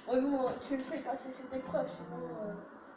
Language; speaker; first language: French; native; French